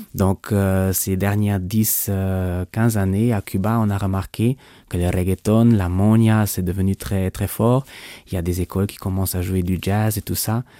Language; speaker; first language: French; non-native, local second language; Luxembourgish